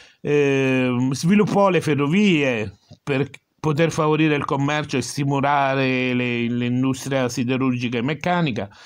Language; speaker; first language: Italian; native; Italian